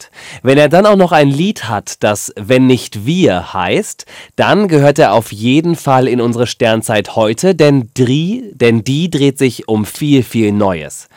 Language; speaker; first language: German; native; German